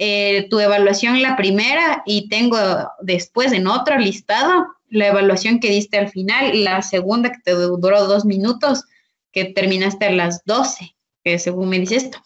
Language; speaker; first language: Spanish; native; Spanish